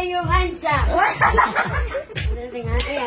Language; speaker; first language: English; non-native, learner; Filipino